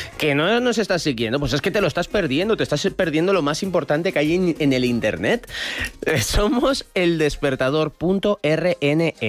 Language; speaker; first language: Spanish; native; Spanish